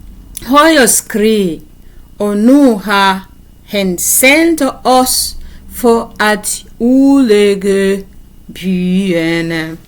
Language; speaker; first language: Danish; non-native, learner; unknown